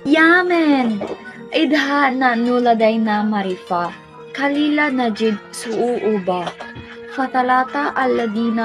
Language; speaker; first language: Arabic; non-native, learner; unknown